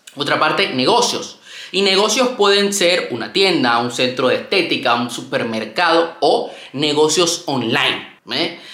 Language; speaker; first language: Spanish; native; Spanish